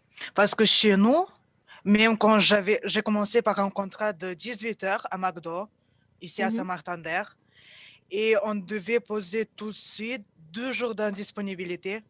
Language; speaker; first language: French; non-native, fluent; Russian